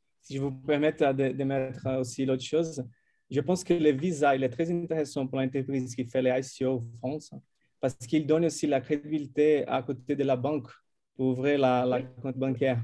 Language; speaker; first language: French; non-native, fluent; Portuguese